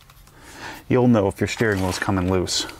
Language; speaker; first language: English; native; English